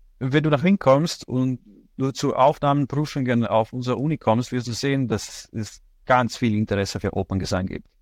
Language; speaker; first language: German; non-native, fluent; Slovenian